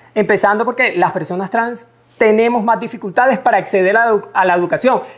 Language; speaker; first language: Spanish; native; Spanish